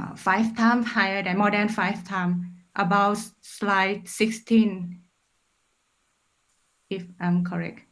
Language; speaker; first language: English; non-native, fluent; Thai